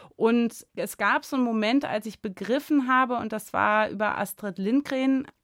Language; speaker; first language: German; native; German